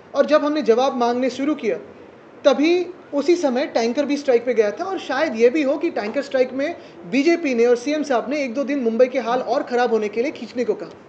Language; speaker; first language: Hindi; non-native, local second language; Marathi